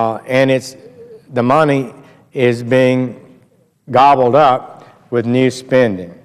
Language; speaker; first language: English; native; English